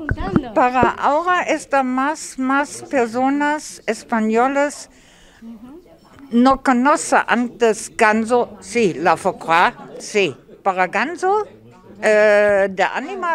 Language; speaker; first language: Spanish; non-native, learner; German